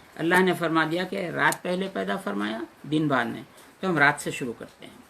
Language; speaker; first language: Urdu; native; Urdu